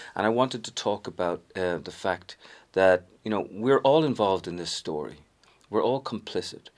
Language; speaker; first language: English; native; English